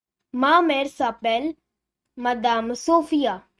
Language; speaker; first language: French; non-native, learner; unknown